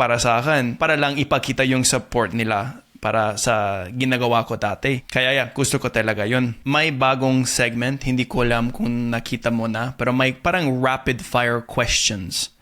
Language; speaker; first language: Filipino; non-native, fluent; English